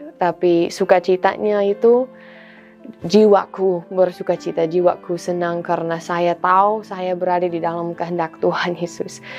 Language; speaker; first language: Indonesian; non-native, fluent; English